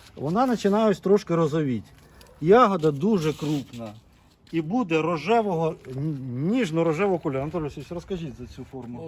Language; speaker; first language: Ukrainian; non-native, local second language; Russian